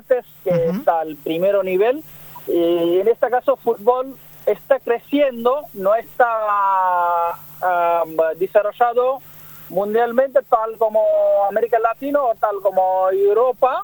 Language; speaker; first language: Spanish; non-native, learner; Bangla